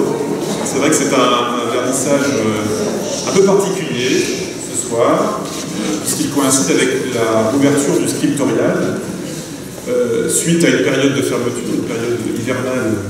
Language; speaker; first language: French; native; French